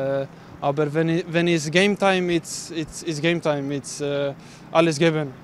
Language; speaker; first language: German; non-native, learner; Bosnian